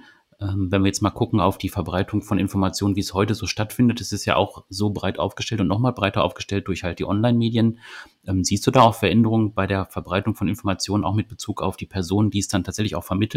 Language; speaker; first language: German; native; German